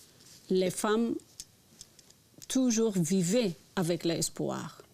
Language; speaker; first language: French; non-native, learner; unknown